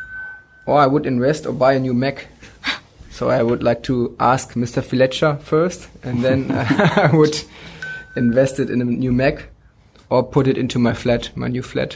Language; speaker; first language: English; non-native, fluent; German